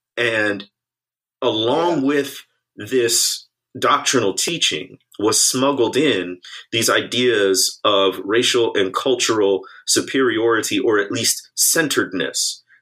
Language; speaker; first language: English; native; English